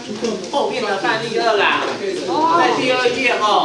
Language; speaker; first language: Chinese; native; Chinese